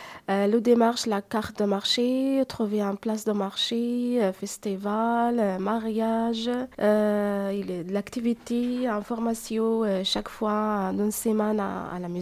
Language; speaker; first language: French; non-native, learner; Arabic